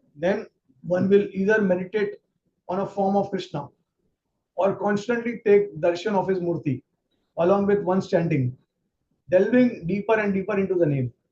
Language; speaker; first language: English; non-native, local second language; Hindi